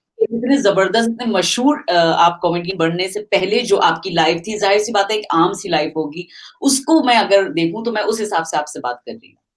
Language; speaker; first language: Urdu; native; Urdu